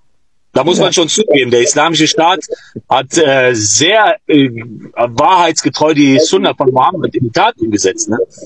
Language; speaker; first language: German; native; German